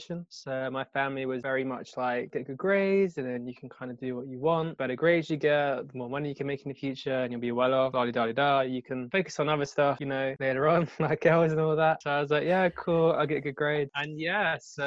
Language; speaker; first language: English; native; English